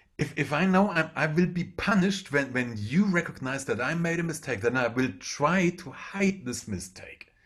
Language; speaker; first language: English; non-native, fluent; German